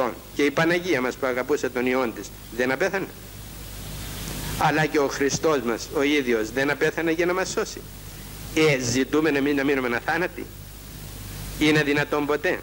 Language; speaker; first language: Greek; native; Greek